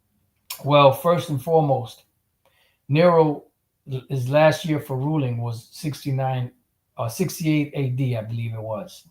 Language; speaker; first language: English; native; English